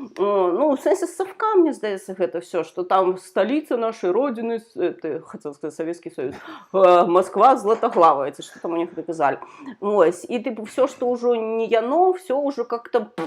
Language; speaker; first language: Belarusian; non-native, local second language; Russian